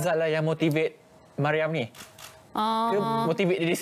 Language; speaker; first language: Malay; native; Malay